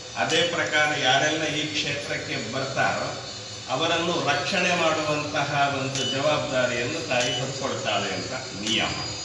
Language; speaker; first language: Kannada; non-native, local second language; Tulu